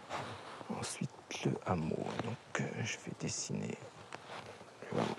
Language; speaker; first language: French; native; French